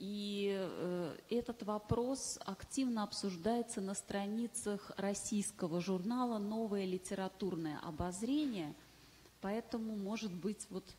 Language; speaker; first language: Russian; native; Russian